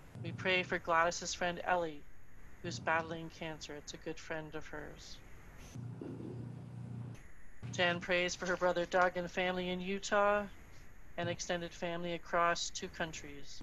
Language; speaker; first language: English; native; English